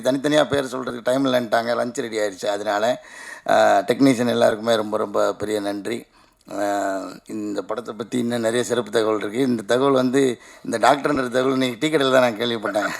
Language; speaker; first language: Tamil; native; Tamil